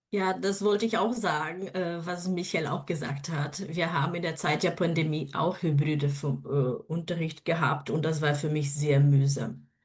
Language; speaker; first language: German; non-native, fluent; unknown